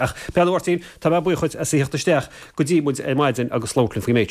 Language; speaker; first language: Irish; native; Irish